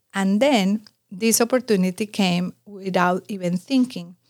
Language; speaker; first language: English; non-native, fluent; Spanish